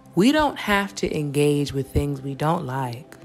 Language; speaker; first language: English; native; English